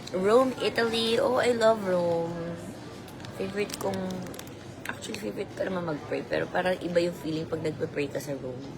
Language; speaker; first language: Filipino; non-native, local second language; Cebuano